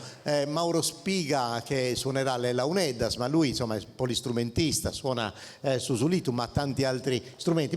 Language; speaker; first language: Italian; native; Italian